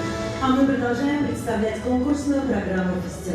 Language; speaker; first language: Russian; native; Russian